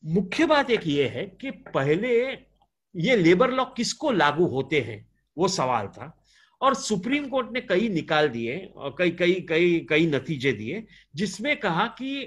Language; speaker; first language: Hindi; non-native, local second language; Gujarati